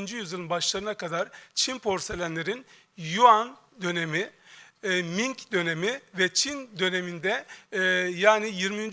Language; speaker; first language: Turkish; native; Turkish